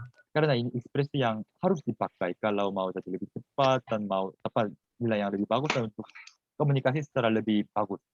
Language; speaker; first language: Indonesian; non-native, fluent; Korean